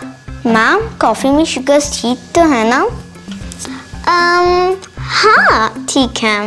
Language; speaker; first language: Hindi; native; Hindi